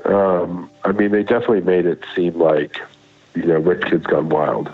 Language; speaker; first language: English; native; English